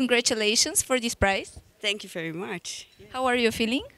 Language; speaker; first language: English; non-native, learner; Bulgarian